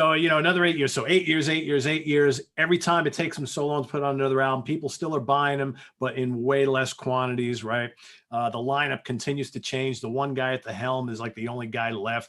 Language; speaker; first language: English; native; English